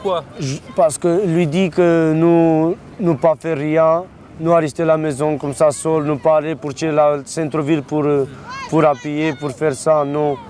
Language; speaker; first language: French; non-native, learner; Romanian